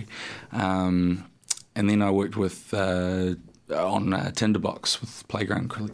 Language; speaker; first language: English; native; English